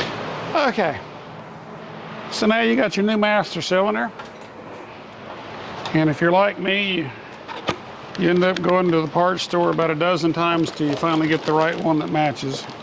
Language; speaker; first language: English; native; English